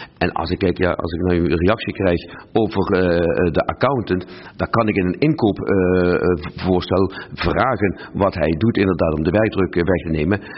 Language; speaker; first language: Dutch; native; Dutch